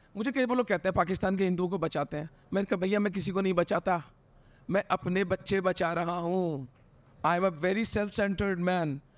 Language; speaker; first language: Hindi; native; Hindi